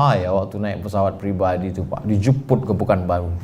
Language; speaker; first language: Indonesian; native; Indonesian